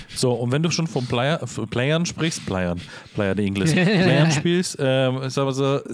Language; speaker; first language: German; native; German